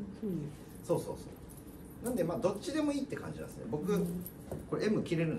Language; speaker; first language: Japanese; native; Japanese